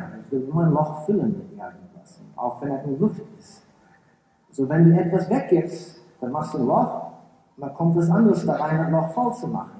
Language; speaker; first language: German; early bilingual, heritage; English